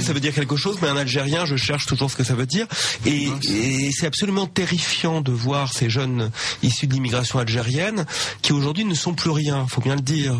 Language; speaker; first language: French; native; French